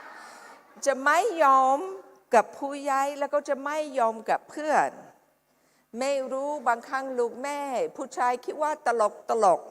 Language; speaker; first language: Thai; non-native, fluent; English